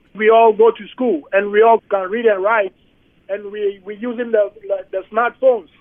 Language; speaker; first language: English; non-native, local second language; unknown